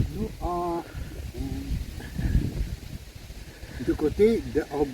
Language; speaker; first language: French; non-native, local second language; Dutch